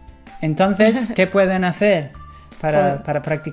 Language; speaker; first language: Spanish; non-native, fluent; English